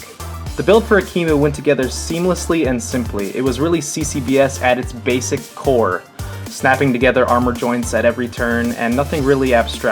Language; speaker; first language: English; native; English